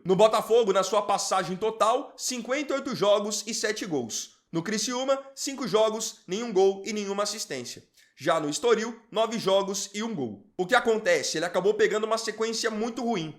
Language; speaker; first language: Portuguese; native; Portuguese